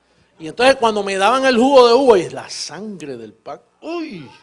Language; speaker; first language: Spanish; native; Spanish